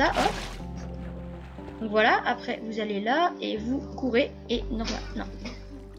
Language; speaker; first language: French; native; French